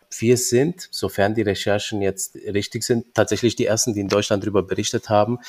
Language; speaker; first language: German; early bilingual, other home language; Romanian